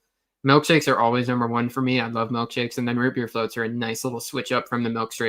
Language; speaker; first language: English; native; English